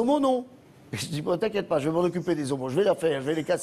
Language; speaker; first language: French; native; French